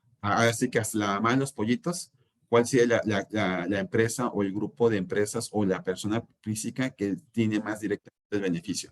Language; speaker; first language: Spanish; native; Spanish